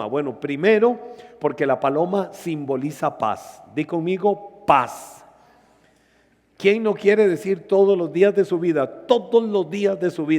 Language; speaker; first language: Spanish; native; Spanish